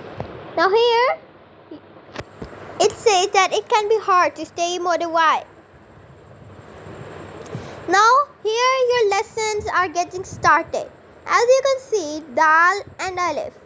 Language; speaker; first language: English; non-native, local second language; Urdu